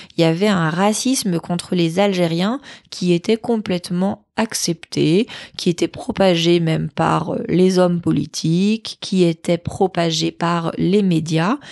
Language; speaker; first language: French; native; French